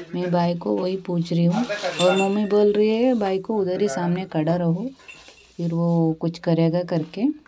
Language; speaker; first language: Hindi; non-native, local second language; Kannada